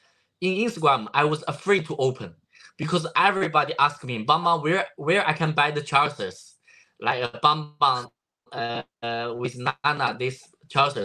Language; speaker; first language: English; non-native, learner; Chinese